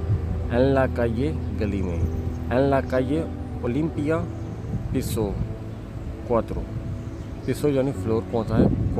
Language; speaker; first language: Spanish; non-native, learner; Urdu